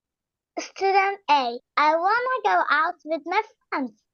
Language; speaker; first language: English; non-native, learner; Bangla